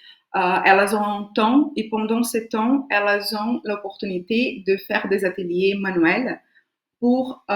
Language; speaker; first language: French; non-native, fluent; Portuguese